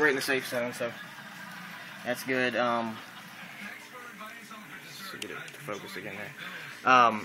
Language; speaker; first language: English; native; English